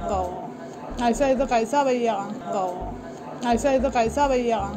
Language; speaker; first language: Hindi; non-native, local second language; Telugu